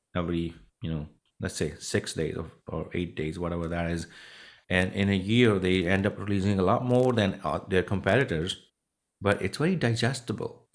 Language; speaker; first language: English; non-native, local second language; Punjabi